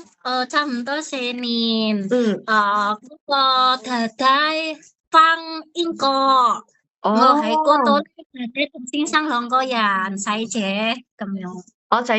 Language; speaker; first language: Cantonese; non-native, learner; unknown